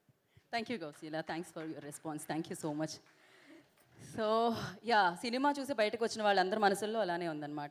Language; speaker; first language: Telugu; native; Telugu